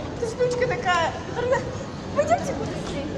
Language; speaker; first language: Russian; native; Russian